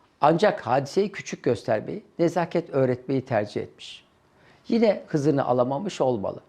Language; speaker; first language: Turkish; native; Turkish